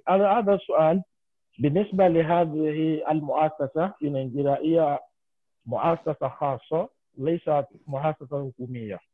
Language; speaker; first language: Arabic; non-native, fluent; Yoruba